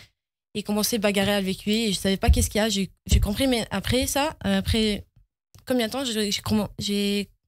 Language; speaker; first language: French; early bilingual, heritage; Hebrew